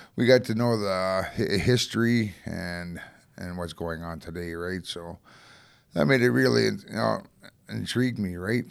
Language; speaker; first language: English; native; English